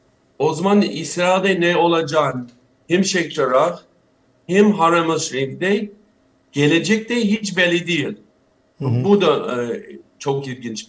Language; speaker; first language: Turkish; non-native, fluent; English